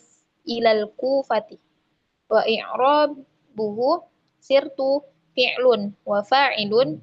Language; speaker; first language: Arabic; non-native, learner; Indonesian